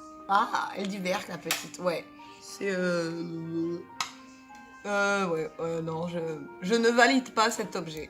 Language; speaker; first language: French; native; French